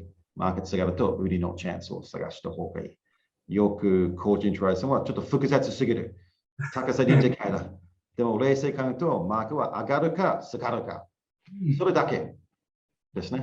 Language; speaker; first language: Japanese; non-native, learner; English